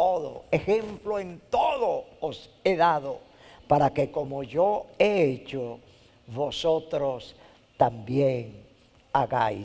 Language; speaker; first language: Spanish; native; Spanish